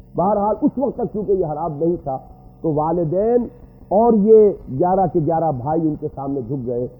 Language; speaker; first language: Urdu; native; Urdu